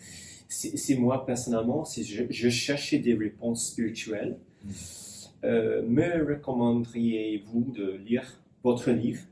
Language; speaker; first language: French; non-native, fluent; English